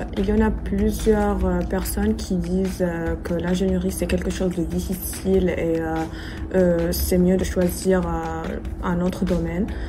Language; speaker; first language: French; non-native, local second language; Arabic